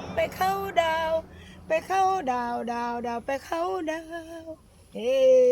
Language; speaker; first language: Thai; native; Thai